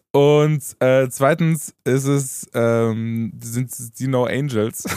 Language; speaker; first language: German; early bilingual, other home language; Romanian